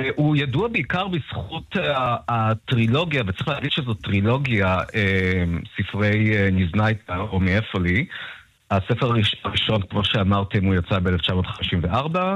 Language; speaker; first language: Hebrew; early bilingual, other home language; Russian